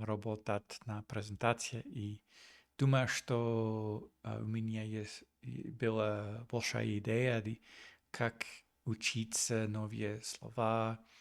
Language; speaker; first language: Russian; non-native, learner; English